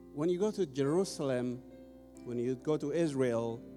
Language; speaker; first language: English; non-native, fluent; Amharic